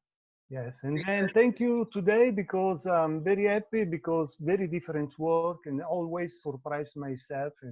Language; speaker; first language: English; non-native, learner; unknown